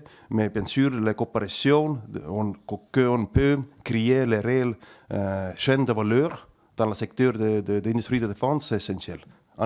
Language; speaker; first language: French; non-native, learner; Estonian